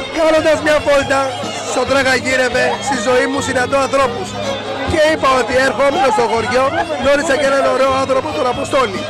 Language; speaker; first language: Greek; native; Greek